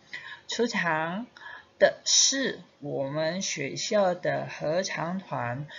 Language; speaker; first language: Chinese; non-native, fluent; Indonesian